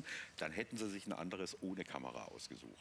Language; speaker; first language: German; native; German